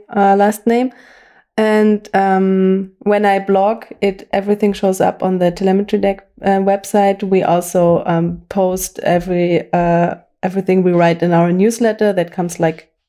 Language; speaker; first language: English; non-native, fluent; German